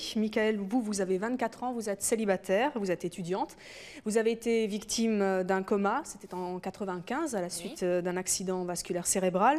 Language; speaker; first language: French; native; French